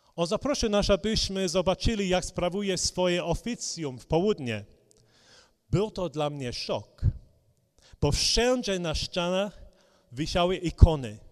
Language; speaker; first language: Polish; non-native, fluent; English